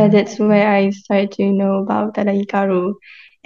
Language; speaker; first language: English; non-native, local second language; Malay